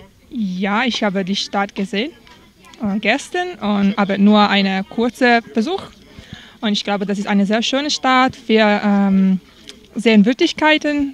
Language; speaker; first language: German; non-native, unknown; Italian